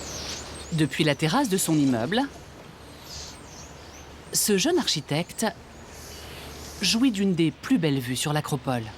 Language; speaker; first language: French; native; French